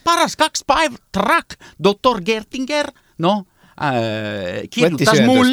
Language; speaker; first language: Estonian; non-native, learner; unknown